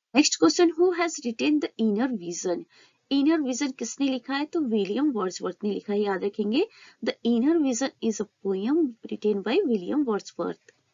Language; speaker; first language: Hindi; native; Hindi